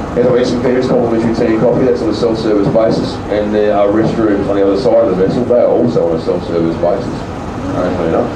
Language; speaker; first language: English; native; English